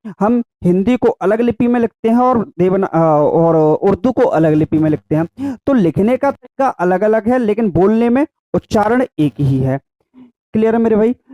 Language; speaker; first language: Hindi; native; Hindi